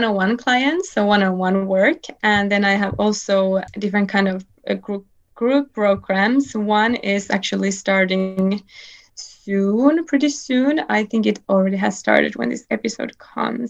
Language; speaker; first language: English; non-native, fluent; Finnish